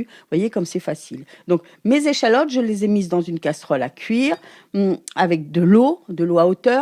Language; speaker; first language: French; native; French